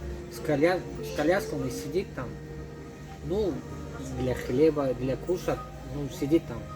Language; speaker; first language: Russian; non-native, learner; Tajik